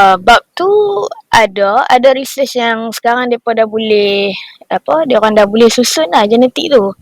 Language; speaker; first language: Malay; native; Malay